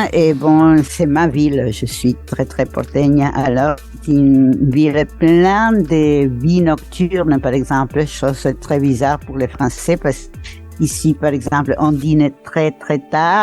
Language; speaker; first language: French; non-native, fluent; Spanish